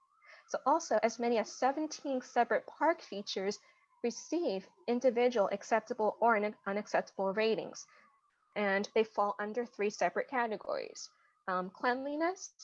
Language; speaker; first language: English; native; English